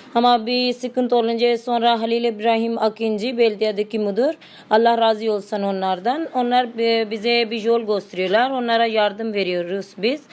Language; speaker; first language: Turkish; non-native, learner; Urdu